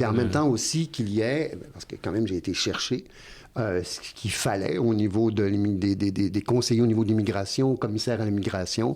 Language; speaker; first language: French; native; French